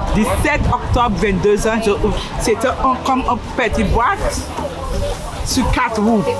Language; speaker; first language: French; non-native, local second language; English